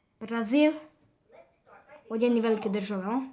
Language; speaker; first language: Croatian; early bilingual, heritage; Bosnian